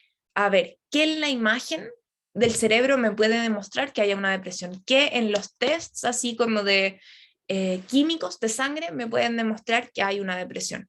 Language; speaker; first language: Spanish; native; Spanish